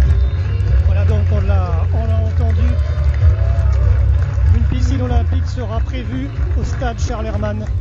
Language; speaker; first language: French; native; French